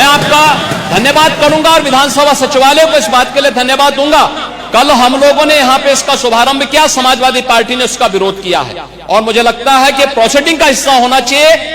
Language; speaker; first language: Hindi; native; Hindi